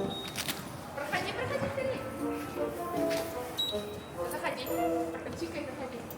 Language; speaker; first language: Russian; native; Russian